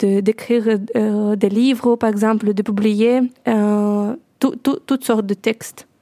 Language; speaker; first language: French; non-native, learner; Russian